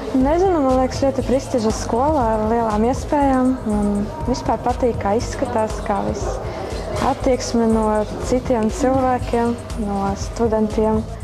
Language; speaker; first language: Latvian; non-native, local second language; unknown